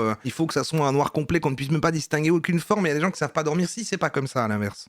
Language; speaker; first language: French; native; French